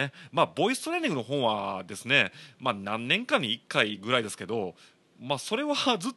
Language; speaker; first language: Japanese; native; Japanese